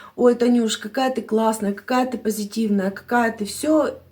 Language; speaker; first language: Ukrainian; non-native, local second language; Russian